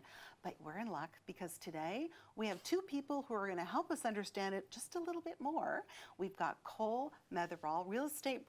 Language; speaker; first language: English; native; English